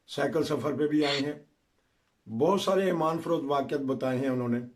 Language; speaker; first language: Urdu; non-native, local second language; Punjabi